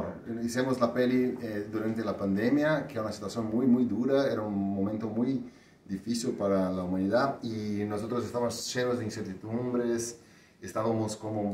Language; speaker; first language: Spanish; non-native, fluent; Portuguese